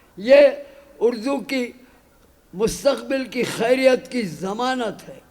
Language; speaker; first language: Urdu; native; Urdu